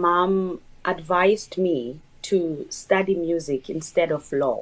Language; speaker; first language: English; non-native, local second language; Northern Sotho